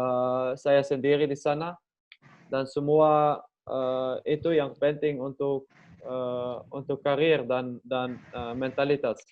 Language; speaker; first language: Indonesian; non-native, learner; Dutch